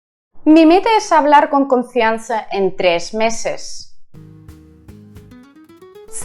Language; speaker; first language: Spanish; non-native, fluent; Russian